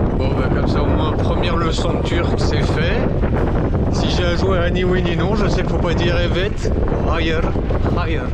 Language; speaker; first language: French; native; French